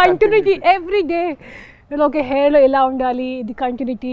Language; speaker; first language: Telugu; non-native, fluent; Hindi